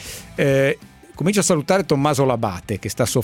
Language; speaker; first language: Italian; native; Italian